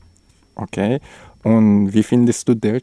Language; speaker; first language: German; non-native, learner; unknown